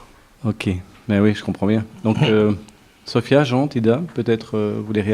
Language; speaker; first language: French; native; French